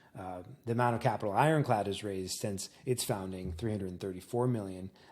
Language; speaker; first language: English; native; English